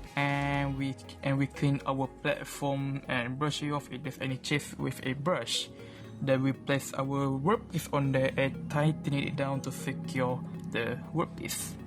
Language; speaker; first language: English; non-native, local second language; Malay